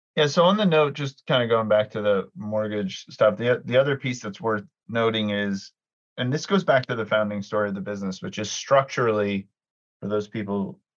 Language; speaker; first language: English; early bilingual, other home language; Greek